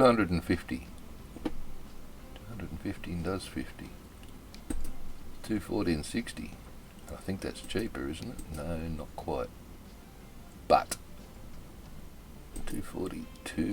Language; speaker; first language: English; native; English